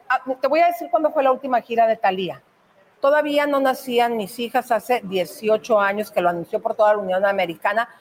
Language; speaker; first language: Spanish; native; Spanish